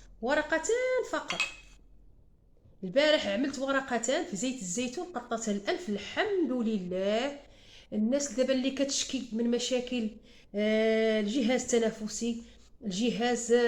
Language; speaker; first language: Arabic; native; Arabic